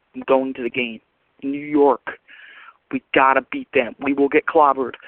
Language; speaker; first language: English; native; English